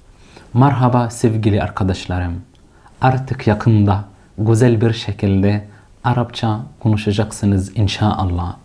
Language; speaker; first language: Turkish; non-native, fluent; Arabic